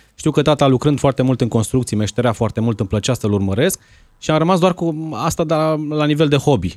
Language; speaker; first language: Romanian; native; Romanian